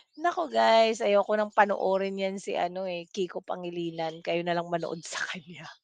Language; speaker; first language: Filipino; non-native, local second language; Cebuano